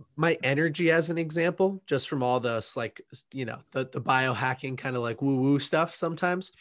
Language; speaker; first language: English; native; English